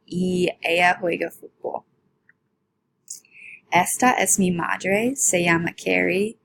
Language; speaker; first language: Spanish; non-native, learner; English